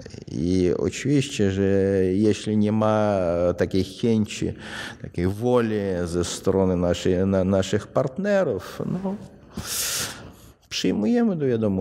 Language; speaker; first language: Polish; non-native, fluent; Russian